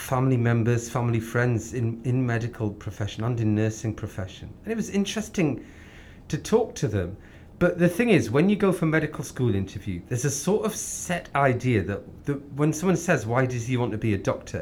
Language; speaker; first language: English; native; English